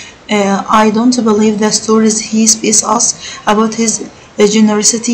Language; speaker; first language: English; non-native, fluent; Arabic